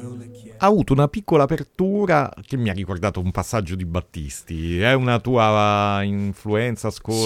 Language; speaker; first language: Italian; native; Italian